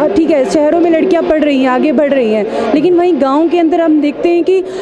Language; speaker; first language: Hindi; native; Hindi